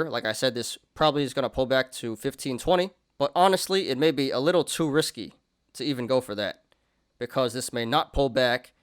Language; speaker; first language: English; native; English